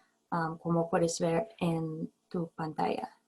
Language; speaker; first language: Spanish; non-native, fluent; English